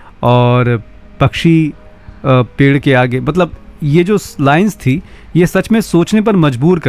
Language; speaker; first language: Hindi; native; Hindi